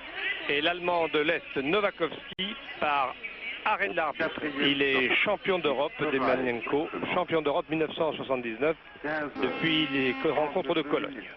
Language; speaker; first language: French; native; French